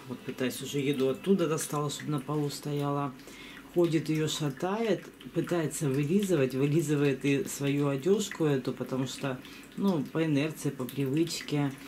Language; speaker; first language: Russian; native; Russian